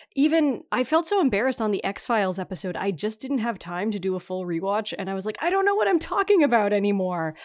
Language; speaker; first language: English; native; English